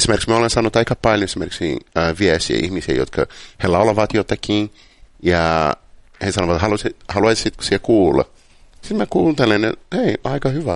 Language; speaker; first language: Finnish; non-native, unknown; Portuguese